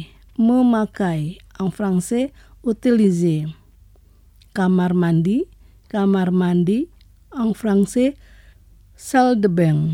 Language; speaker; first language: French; non-native, fluent; Indonesian